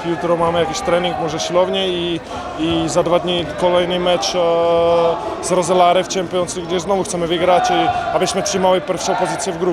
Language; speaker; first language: Polish; non-native, fluent; Ukrainian